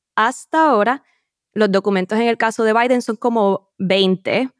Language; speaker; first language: Spanish; native; Spanish